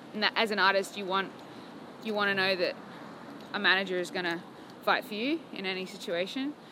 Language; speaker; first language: English; native; English